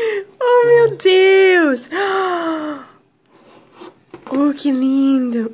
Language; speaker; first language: Portuguese; non-native, fluent; English